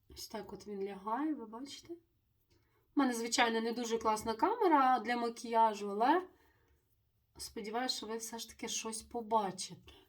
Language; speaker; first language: Ukrainian; non-native, local second language; Russian